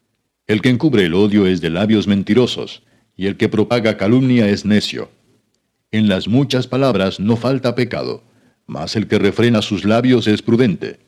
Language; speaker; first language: Spanish; native; Spanish